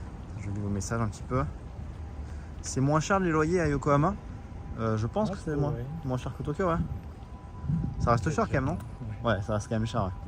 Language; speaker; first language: French; native; French